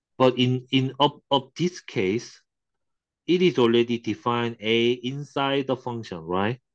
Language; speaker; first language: English; non-native, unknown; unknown